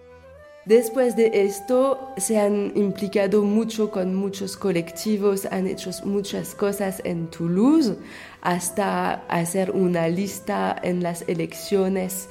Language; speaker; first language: Spanish; non-native, learner; French